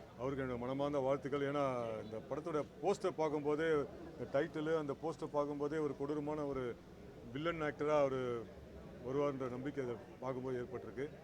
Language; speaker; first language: Tamil; native; Tamil